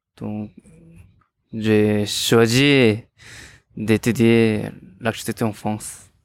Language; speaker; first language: French; non-native, learner; Korean